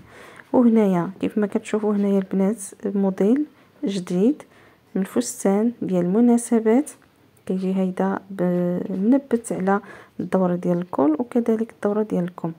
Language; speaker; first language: Arabic; native; Arabic